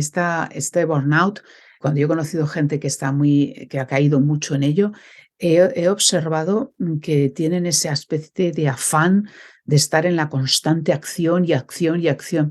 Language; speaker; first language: Spanish; native; Spanish